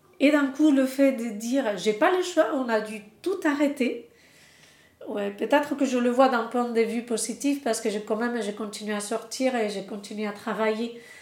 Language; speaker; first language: French; non-native, fluent; Spanish